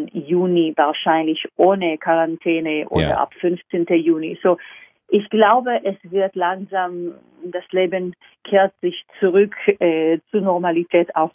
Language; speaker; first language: German; non-native, fluent; Hebrew